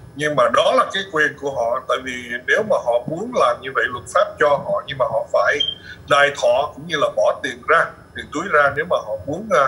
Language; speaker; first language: Vietnamese; early bilingual, other home language; English